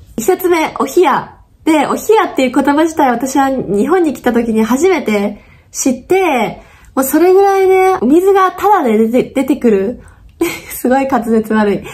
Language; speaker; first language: Japanese; non-native, fluent; German